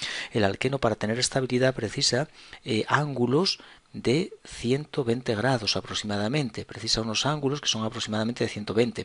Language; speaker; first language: Spanish; native; Spanish